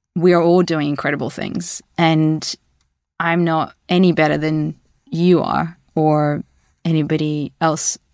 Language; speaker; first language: English; early bilingual, other home language; Russian